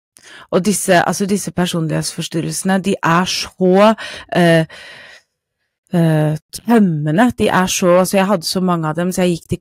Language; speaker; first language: Norwegian; non-native, fluent; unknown